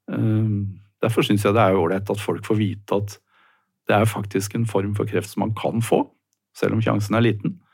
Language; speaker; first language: Norwegian; native; Norwegian